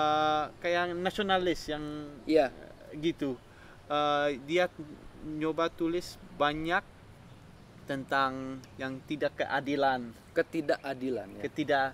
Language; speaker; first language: Indonesian; non-native, fluent; Dutch